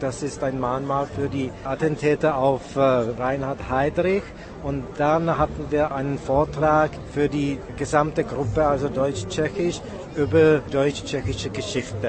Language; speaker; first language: German; non-native, fluent; Czech